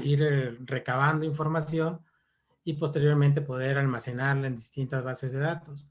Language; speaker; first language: Spanish; native; Spanish